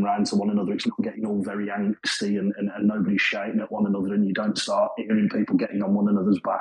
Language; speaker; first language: English; native; English